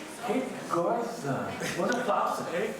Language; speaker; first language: Portuguese; non-native, fluent; English